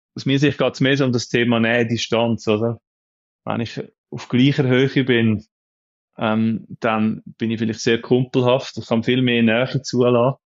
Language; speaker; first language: German; native; German